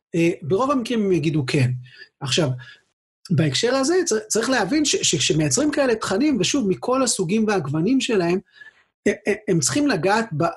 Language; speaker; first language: Hebrew; native; Hebrew